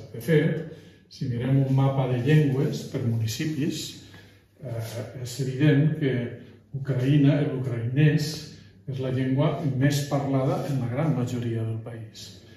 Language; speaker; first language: Catalan; native; Catalan